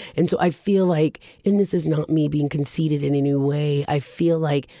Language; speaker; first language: English; early bilingual, other home language; Japanese